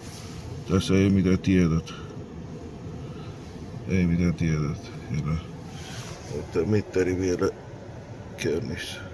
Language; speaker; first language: Finnish; non-native, local second language; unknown